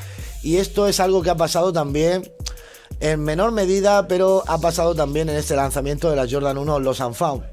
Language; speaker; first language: Spanish; native; Spanish